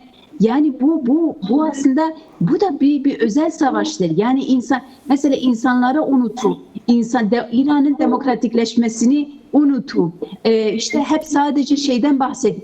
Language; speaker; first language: Turkish; non-native, fluent; Kurdish